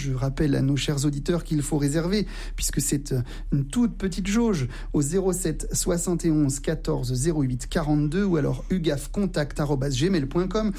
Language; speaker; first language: French; native; French